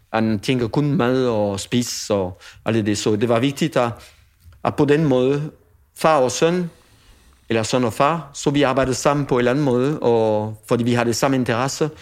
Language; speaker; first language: Danish; non-native, fluent; French